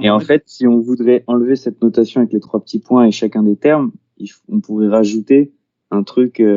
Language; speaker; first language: French; native; French